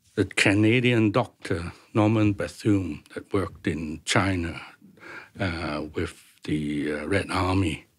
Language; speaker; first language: English; non-native, local second language; Cantonese